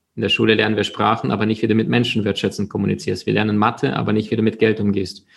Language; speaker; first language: German; early bilingual, other home language; Russian